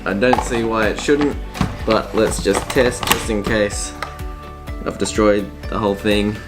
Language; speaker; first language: English; native; English